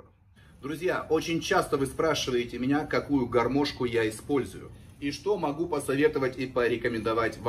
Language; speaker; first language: Russian; native; Russian